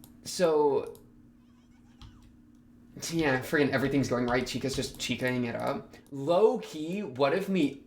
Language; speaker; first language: English; native; English